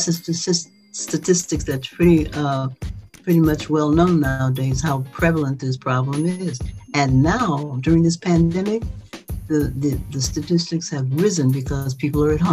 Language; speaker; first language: English; native; English